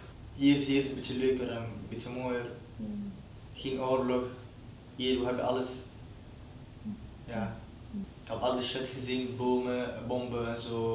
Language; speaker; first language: Dutch; non-native, learner; Arabic